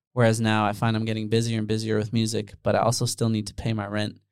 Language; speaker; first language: English; early bilingual, other home language; Dutch